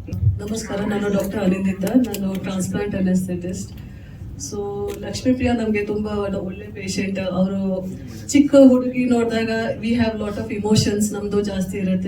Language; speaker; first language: Kannada; non-native, fluent; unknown